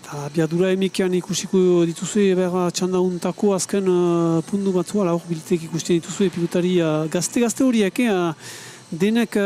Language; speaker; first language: Basque; native; Basque